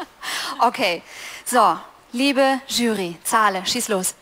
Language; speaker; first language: German; native; German